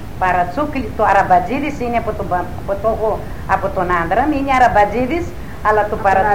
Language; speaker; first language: Greek; native; Greek